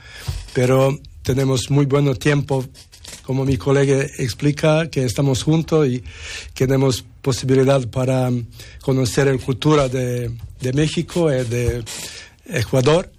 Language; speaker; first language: Spanish; non-native, learner; Serbian